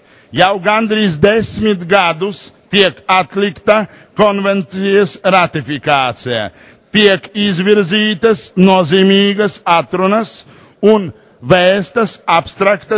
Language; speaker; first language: Latvian; non-native, local second language; Russian